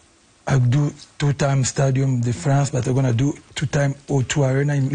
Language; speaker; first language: English; non-native, learner; Lingala